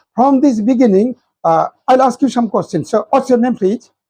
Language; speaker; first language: English; non-native, local second language; Bangla